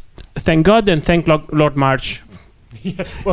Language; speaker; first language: English; non-native, fluent; Italian